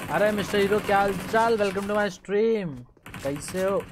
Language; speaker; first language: Hindi; native; Hindi